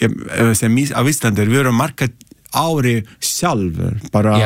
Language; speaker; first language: Icelandic; non-native, learner; Italian